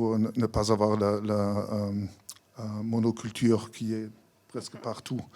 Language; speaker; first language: French; non-native, fluent; German